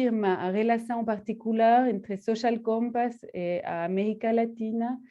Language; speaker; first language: Portuguese; non-native, fluent; Spanish